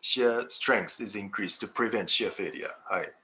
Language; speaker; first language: English; non-native, fluent; Japanese